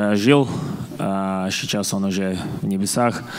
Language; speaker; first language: Russian; non-native, fluent; Latvian